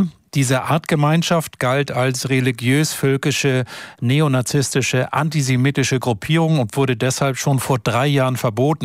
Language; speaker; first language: German; native; German